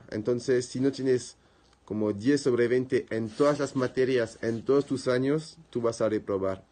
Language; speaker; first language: Spanish; non-native, learner; French